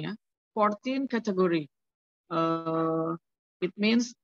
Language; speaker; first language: English; non-native, learner; Indonesian